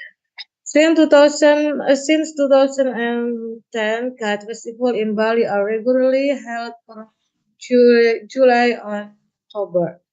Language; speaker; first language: English; non-native, learner; Indonesian